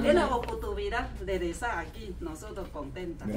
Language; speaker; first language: Spanish; non-native, learner; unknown